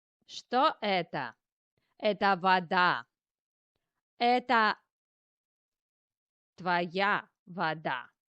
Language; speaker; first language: Russian; non-native, learner; English